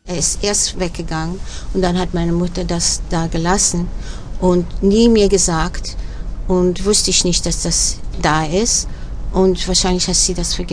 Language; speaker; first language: German; early bilingual, heritage; German